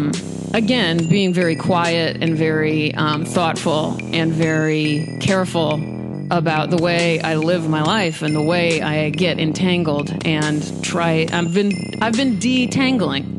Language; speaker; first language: English; native; English